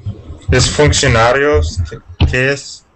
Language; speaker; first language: Spanish; non-native, learner; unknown